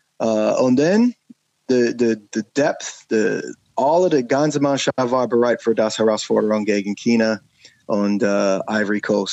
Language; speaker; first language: German; non-native, learner; English